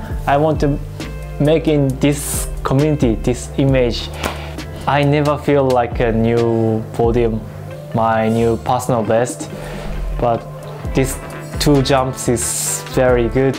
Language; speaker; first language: English; non-native, learner; Japanese